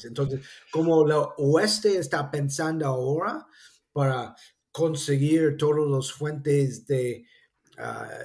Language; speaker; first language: Spanish; non-native, fluent; English